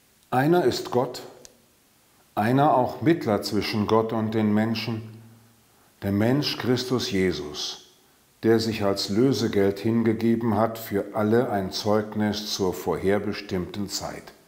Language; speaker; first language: German; native; German